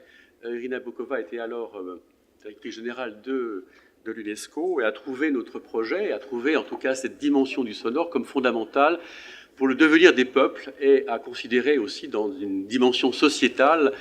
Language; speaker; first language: French; native; French